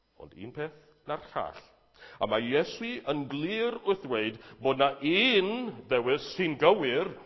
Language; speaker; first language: Welsh; native; Welsh